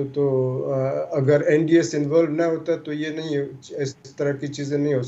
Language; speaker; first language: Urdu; non-native, local second language; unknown